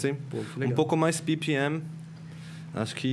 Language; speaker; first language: Portuguese; non-native, learner; Swiss German